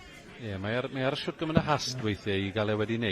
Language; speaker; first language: Welsh; native; Welsh